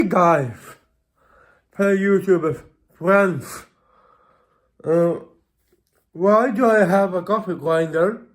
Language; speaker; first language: English; non-native, fluent; Swedish